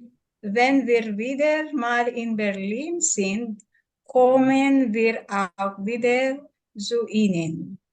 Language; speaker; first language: German; non-native, learner; Filipino